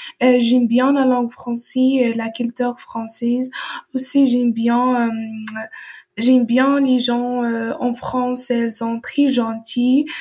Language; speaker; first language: French; non-native, learner; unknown